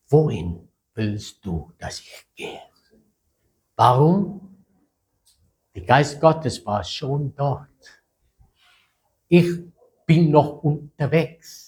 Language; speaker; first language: German; non-native, fluent; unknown